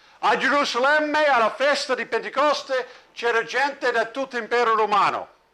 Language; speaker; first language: Italian; non-native, fluent; English